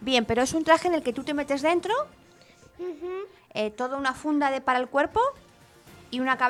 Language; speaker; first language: Spanish; native; Spanish